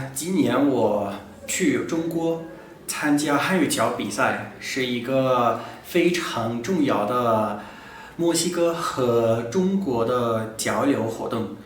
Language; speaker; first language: Chinese; non-native, fluent; Spanish